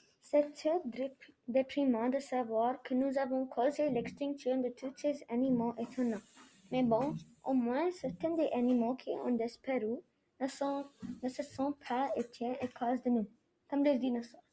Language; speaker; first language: French; non-native, learner; English